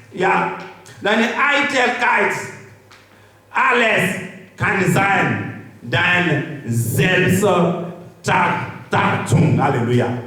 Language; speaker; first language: German; non-native, learner; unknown